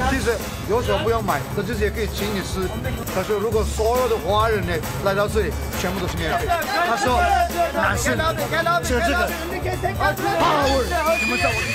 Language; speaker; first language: Chinese; non-native, fluent; Turkish